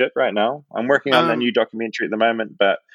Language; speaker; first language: English; native; English